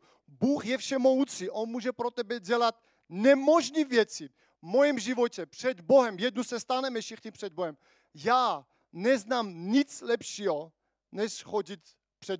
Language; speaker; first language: Czech; non-native, fluent; Armenian